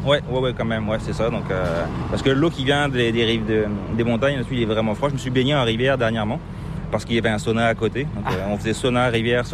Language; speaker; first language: French; native; French